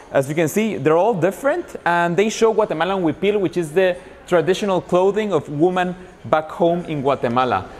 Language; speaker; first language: English; non-native, fluent; Spanish